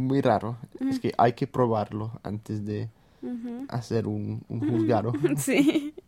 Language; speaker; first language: Spanish; non-native, fluent; English